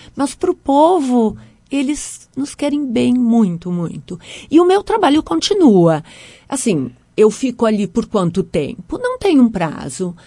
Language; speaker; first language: Portuguese; native; Portuguese